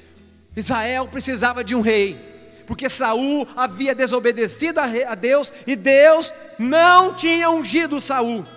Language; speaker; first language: Portuguese; native; Portuguese